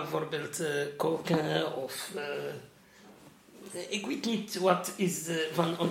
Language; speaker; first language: Dutch; non-native, learner; Arabic